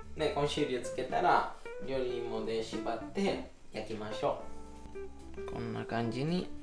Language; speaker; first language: Japanese; non-native, fluent; Italian